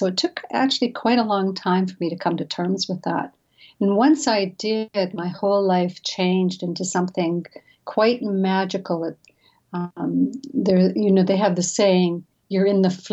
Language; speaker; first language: English; native; English